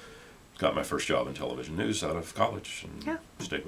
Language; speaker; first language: English; native; English